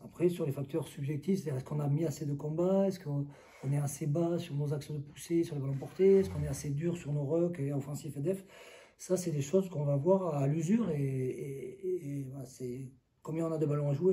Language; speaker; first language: French; native; French